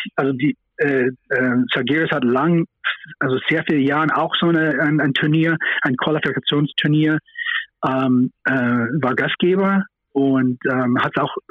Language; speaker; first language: German; non-native, fluent; English